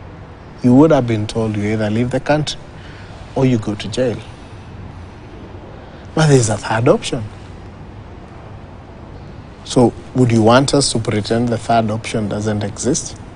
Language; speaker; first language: English; non-native, local second language; Swahili